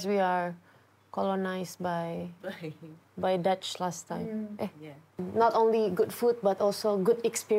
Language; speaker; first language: English; non-native, fluent; Indonesian